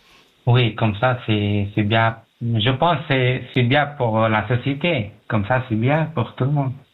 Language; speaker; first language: French; non-native, learner; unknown